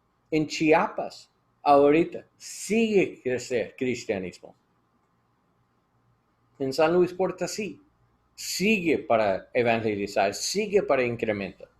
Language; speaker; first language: Spanish; non-native, learner; English